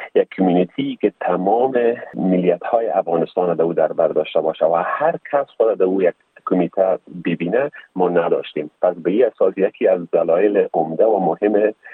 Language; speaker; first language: Persian; native; Persian